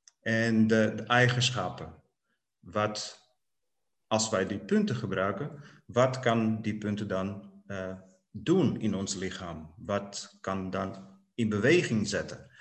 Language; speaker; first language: Dutch; non-native, fluent; Portuguese